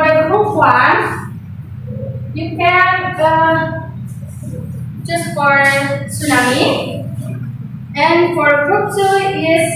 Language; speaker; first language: English; non-native, learner; Indonesian